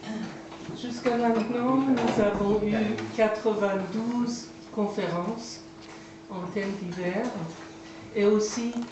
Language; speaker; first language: French; non-native, fluent; Persian